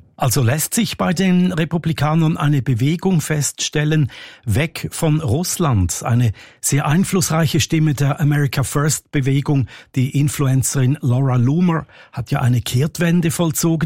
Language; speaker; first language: German; native; German